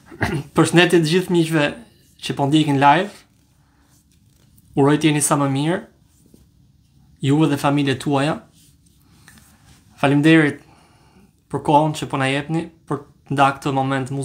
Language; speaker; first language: Albanian; native; Albanian